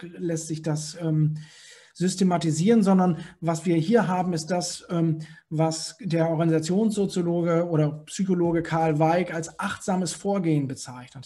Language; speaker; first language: German; native; German